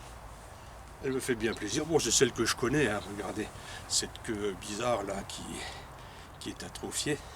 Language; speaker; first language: French; native; French